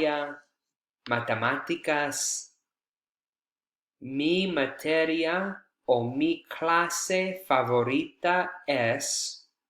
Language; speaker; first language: Spanish; non-native, fluent; English